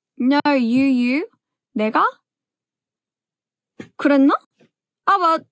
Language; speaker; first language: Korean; early bilingual, heritage; English